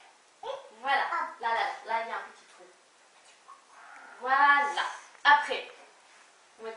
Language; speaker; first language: French; native; French